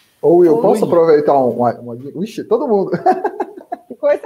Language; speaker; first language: Portuguese; native; Portuguese